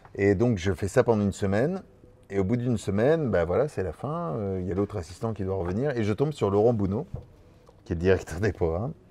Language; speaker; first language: French; native; French